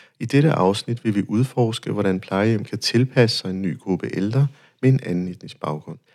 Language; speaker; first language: Danish; non-native, fluent; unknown